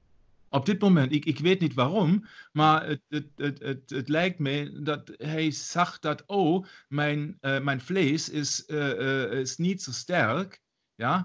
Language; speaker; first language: Dutch; non-native, fluent; German